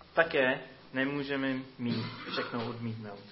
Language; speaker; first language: Czech; non-native, fluent; English